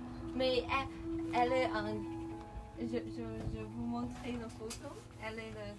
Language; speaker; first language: French; non-native, learner; Chinese